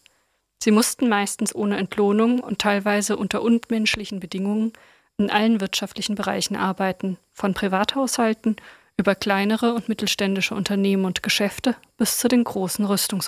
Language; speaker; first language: German; native; German